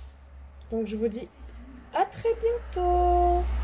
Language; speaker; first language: French; native; French